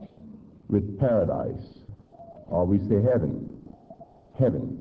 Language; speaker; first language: English; native; English